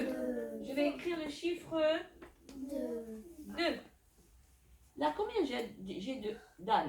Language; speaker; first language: French; native; French